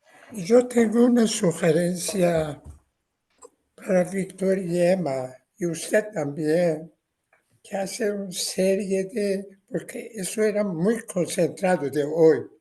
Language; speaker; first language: Spanish; non-native, fluent; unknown